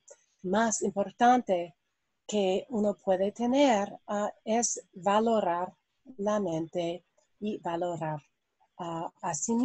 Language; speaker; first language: Spanish; non-native, learner; English